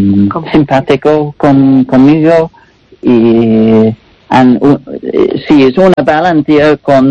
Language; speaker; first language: Spanish; non-native, learner; English